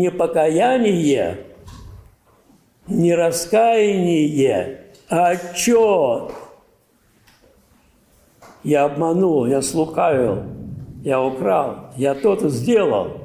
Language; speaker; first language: Russian; native; Russian